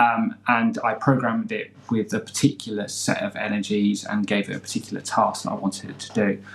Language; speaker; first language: English; native; English